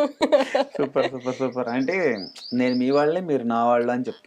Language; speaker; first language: Telugu; native; Telugu